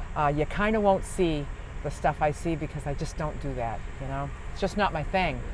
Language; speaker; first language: English; native; English